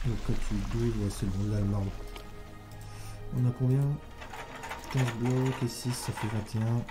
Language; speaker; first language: French; native; French